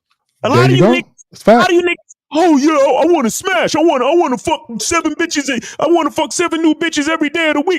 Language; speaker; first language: English; native; English